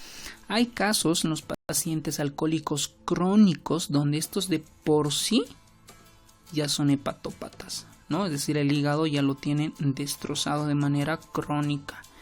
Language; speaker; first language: Spanish; native; Spanish